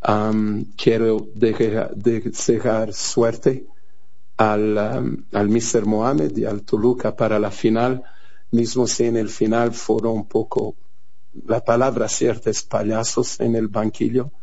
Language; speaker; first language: Spanish; non-native, fluent; Portuguese